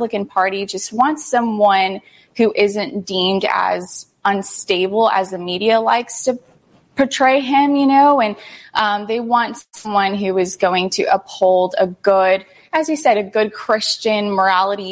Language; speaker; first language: English; early bilingual, other home language; Spanish